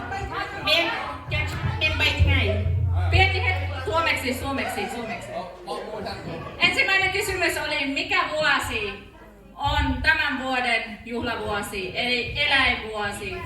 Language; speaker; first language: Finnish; non-native, fluent; Khmer